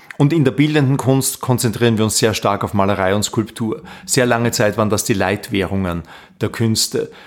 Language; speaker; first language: German; native; German